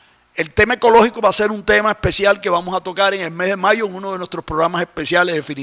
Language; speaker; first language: Spanish; native; Spanish